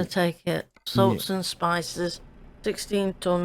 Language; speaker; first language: English; native; English